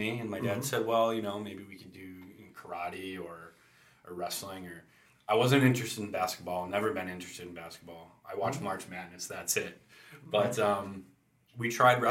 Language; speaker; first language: English; native; English